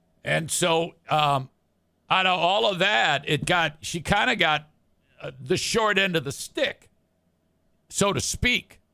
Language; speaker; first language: English; native; English